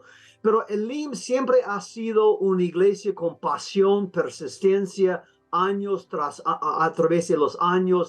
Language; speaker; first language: Spanish; non-native, fluent; English